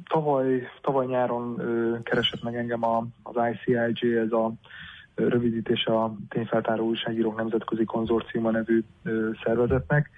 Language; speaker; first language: Hungarian; native; Hungarian